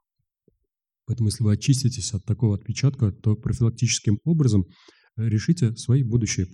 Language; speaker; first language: Russian; native; Russian